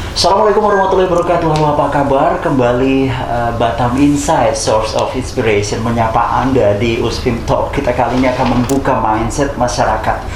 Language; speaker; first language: Indonesian; native; Indonesian